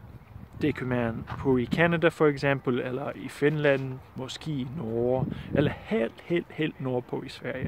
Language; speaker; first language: Danish; non-native, learner; English